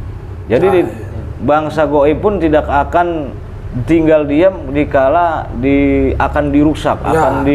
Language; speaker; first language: Indonesian; native; Indonesian